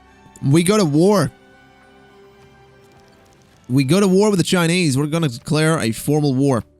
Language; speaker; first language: English; native; English